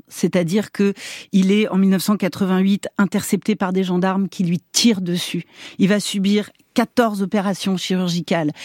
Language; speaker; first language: French; native; French